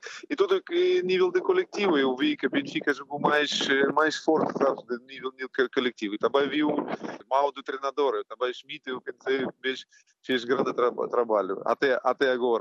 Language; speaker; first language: Portuguese; non-native, learner; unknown